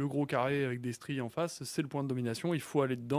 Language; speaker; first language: French; native; French